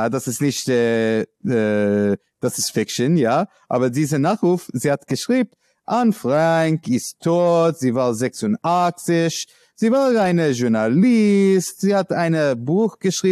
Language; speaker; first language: German; non-native, learner; English